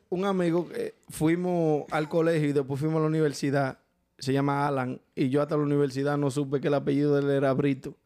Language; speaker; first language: Spanish; native; Spanish